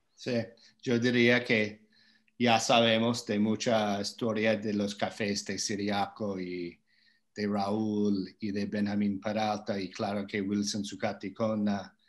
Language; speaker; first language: Spanish; non-native, fluent; English